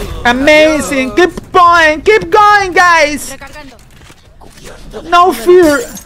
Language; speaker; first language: English; non-native, learner; Spanish